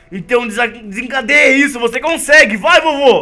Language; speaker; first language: Portuguese; native; Portuguese